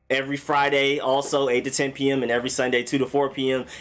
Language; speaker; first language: English; native; English